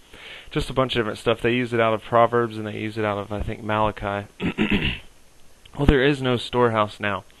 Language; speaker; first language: English; native; English